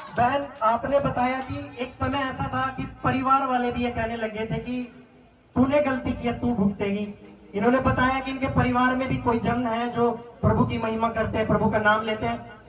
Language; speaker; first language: Hindi; native; Hindi